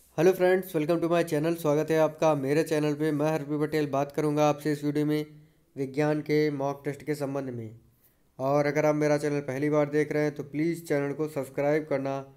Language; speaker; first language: Hindi; native; Hindi